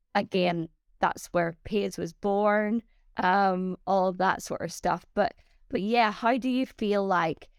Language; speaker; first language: English; native; English